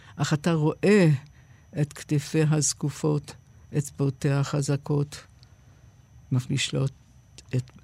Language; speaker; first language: Hebrew; non-native, fluent; English